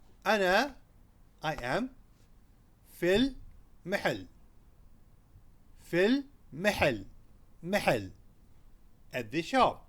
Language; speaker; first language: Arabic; non-native, fluent; Urdu